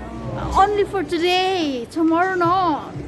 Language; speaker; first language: English; non-native, fluent; Filipino